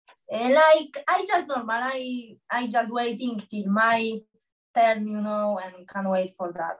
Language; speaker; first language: English; non-native, learner; Polish